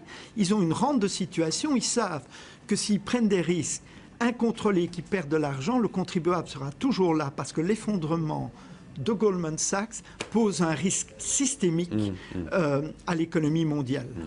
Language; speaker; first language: French; native; French